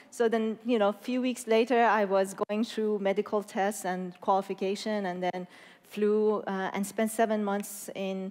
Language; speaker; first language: English; non-native, fluent; Persian